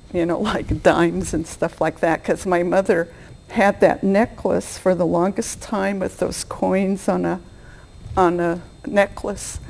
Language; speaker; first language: English; native; English